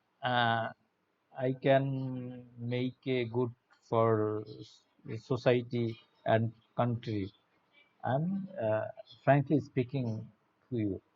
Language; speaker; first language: English; non-native, learner; Bangla